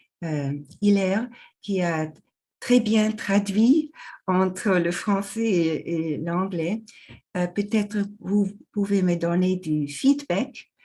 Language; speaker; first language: French; non-native, local second language; German